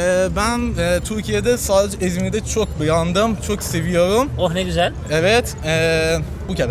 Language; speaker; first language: Turkish; non-native, learner; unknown